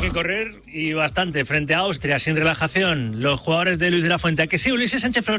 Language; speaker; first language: Spanish; native; Spanish